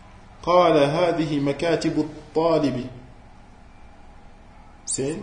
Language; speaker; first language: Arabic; non-native, learner; French